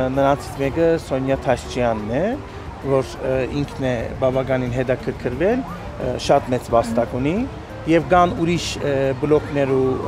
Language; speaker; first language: Armenian; early bilingual, heritage; Armenian